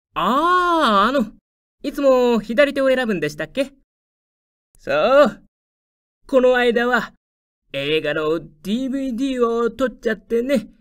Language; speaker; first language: Japanese; native; Japanese